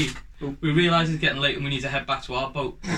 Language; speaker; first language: English; native; English